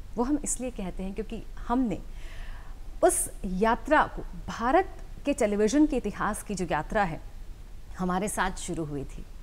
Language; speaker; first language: Hindi; native; Hindi